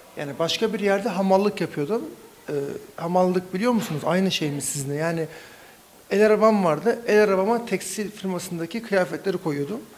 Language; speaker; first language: Turkish; native; Turkish